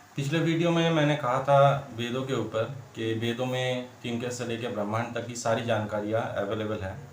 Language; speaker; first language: Hindi; non-native, local second language; Bangla